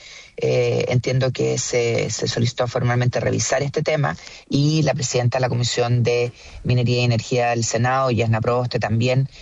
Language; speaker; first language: Spanish; native; Spanish